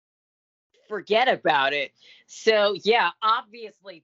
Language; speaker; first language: English; native; English